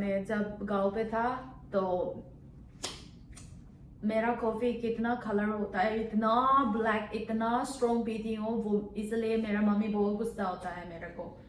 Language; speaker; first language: Hindi; non-native, local second language; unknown